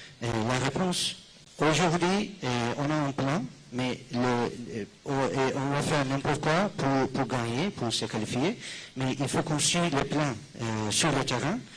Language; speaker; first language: French; non-native, fluent; Turkish